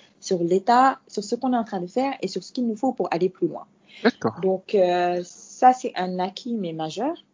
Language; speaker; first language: French; non-native, local second language; Fula